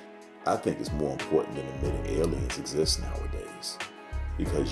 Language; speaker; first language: English; native; English